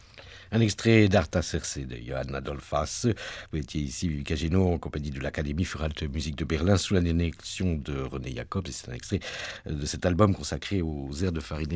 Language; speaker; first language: French; native; French